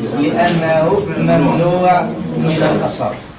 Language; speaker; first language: Arabic; native; Arabic